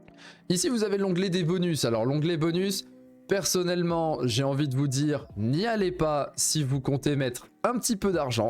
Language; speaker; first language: French; native; French